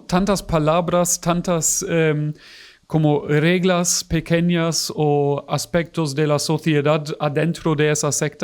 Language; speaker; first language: Spanish; non-native, fluent; German